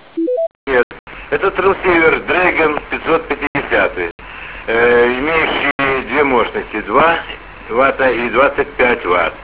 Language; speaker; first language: Russian; native; Russian